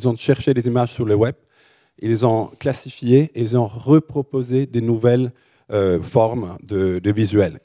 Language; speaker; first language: French; native; French